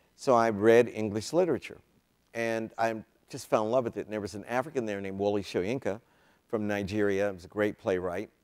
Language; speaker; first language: English; native; English